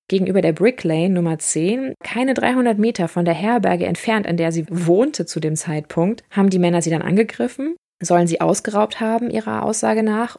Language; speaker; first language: German; native; German